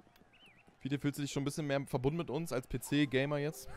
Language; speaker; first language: German; native; German